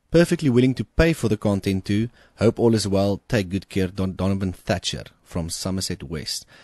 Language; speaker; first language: English; non-native, local second language; Afrikaans